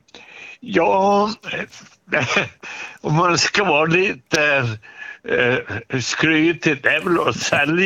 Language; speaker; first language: Swedish; native; Swedish